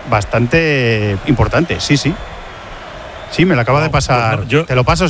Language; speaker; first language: Spanish; native; Spanish